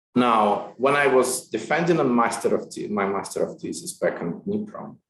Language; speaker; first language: English; non-native, fluent; Ukrainian